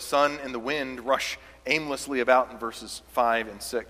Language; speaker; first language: English; native; English